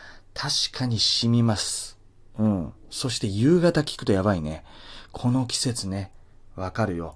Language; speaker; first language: Japanese; native; Japanese